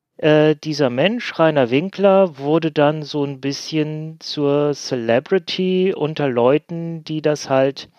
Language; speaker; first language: German; native; German